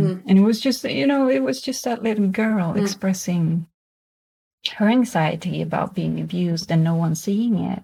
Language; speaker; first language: English; non-native, fluent; Swedish